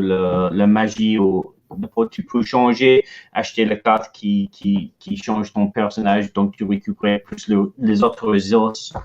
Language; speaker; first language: French; non-native, learner; English